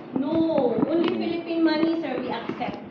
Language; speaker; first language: English; non-native, learner; Filipino